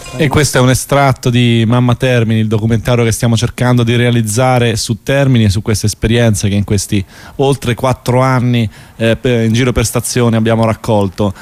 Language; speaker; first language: Italian; native; Italian